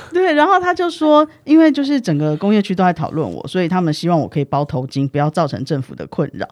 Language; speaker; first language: Chinese; native; Chinese